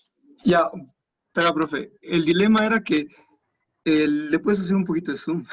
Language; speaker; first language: Spanish; native; Spanish